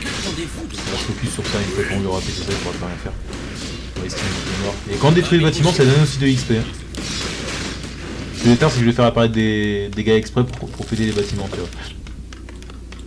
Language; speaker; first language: French; native; French